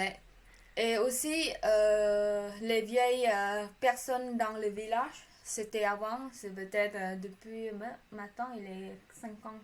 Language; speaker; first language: French; non-native, learner; Khmer